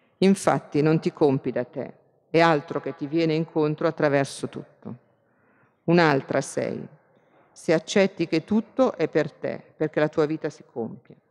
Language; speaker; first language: Italian; native; Italian